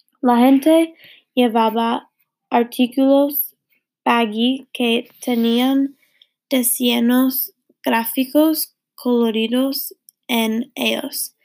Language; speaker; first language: Spanish; non-native, learner; English